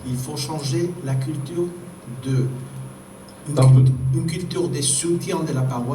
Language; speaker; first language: French; non-native, fluent; Spanish